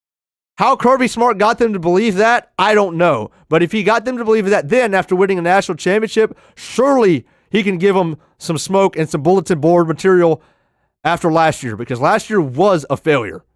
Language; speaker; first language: English; native; English